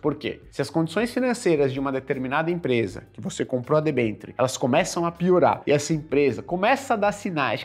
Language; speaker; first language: Portuguese; native; Portuguese